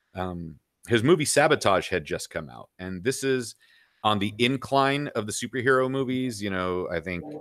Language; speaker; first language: English; native; English